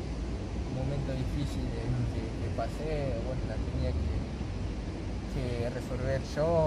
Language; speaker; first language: Spanish; non-native, fluent; Japanese